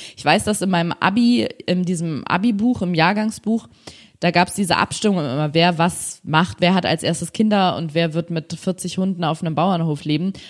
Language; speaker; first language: German; native; German